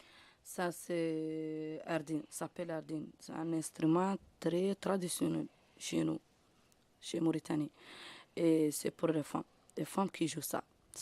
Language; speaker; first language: French; non-native, learner; Arabic